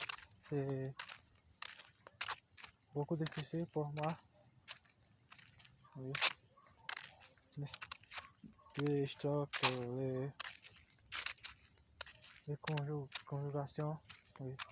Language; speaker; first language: French; non-native, learner; Portuguese